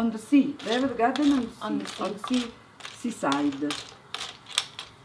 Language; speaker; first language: English; non-native, learner; Italian